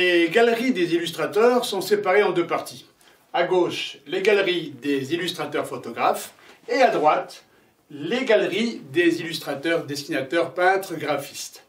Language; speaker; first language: French; native; French